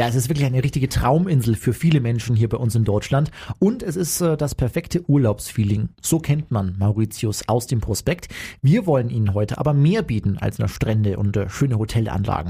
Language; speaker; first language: German; native; German